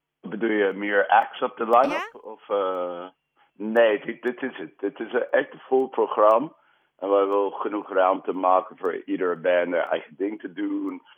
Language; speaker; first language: Dutch; non-native, fluent; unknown